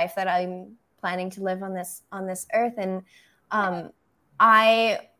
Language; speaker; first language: English; non-native, fluent; German